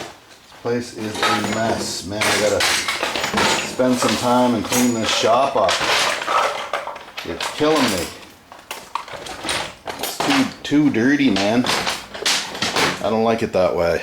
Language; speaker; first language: English; native; English